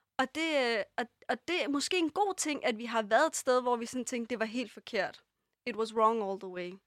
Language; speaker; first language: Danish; early bilingual, other home language; Persian